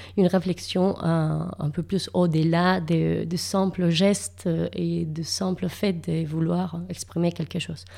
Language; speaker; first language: French; non-native, fluent; Spanish